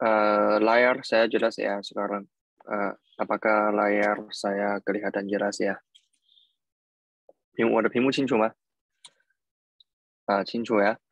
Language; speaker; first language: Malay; non-native, fluent; Chinese